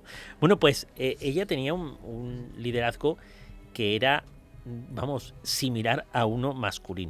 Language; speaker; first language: Spanish; native; Spanish